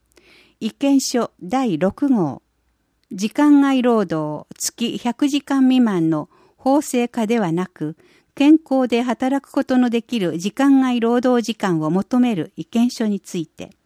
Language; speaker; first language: Japanese; native; Japanese